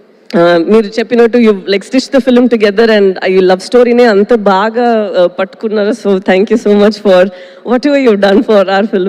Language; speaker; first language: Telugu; non-native, local second language; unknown